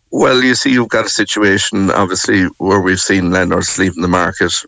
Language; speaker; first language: English; native; English